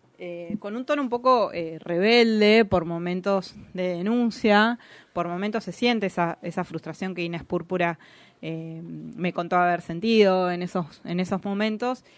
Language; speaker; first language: Spanish; native; Spanish